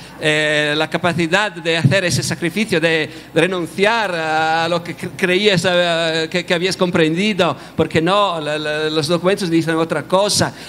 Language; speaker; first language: Spanish; non-native, fluent; Italian